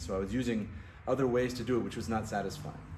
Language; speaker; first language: English; non-native, fluent; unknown